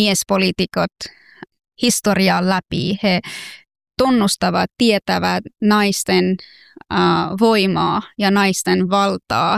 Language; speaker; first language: Finnish; non-native, fluent; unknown